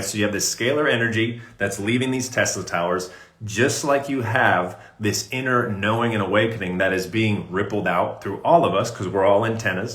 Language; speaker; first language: English; native; English